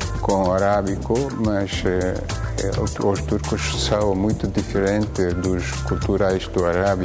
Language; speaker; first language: Portuguese; non-native, learner; Turkish